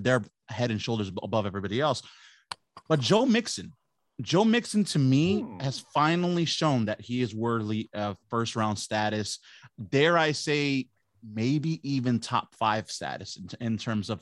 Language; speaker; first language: English; native; English